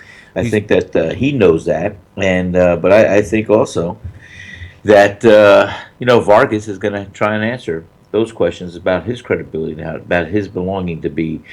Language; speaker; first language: English; native; English